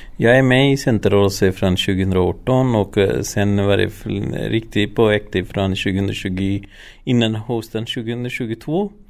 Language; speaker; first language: Swedish; non-native, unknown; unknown